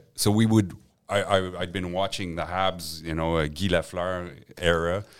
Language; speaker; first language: English; non-native, fluent; French